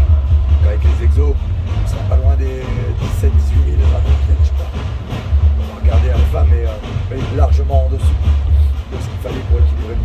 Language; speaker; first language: French; native; French